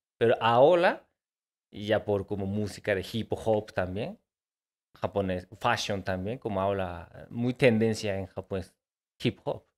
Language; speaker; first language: Spanish; non-native, learner; Japanese